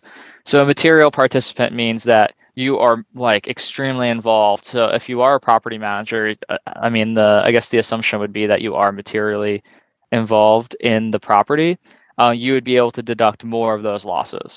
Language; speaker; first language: English; native; English